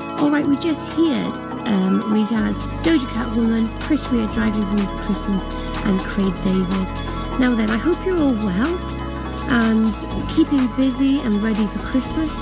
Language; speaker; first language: English; native; English